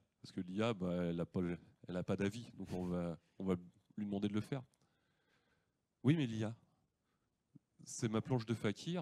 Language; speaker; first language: French; native; French